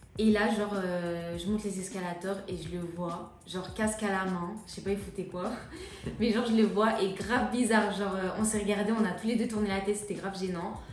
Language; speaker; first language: French; early bilingual, other home language; Malagasy